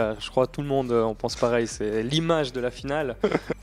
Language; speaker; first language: French; native; French